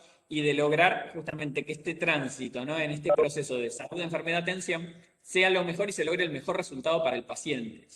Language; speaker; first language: Spanish; native; Spanish